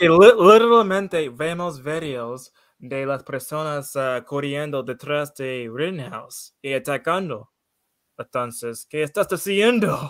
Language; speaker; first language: Spanish; non-native, learner; English